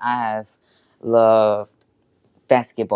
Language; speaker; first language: English; non-native, learner; Chinese